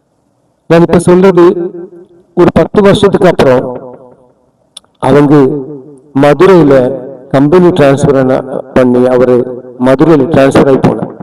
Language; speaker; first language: Tamil; non-native, learner; Malayalam